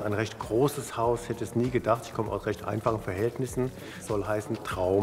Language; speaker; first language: German; native; German